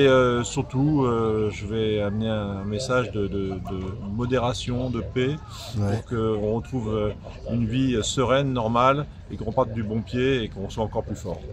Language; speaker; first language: French; native; French